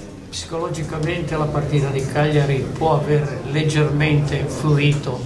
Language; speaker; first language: Italian; native; Italian